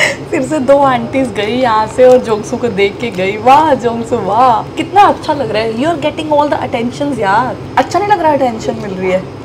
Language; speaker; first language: Hindi; native; Hindi